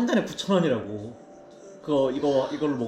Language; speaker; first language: Korean; native; Korean